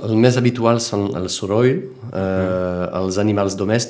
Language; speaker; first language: Catalan; non-native, fluent; French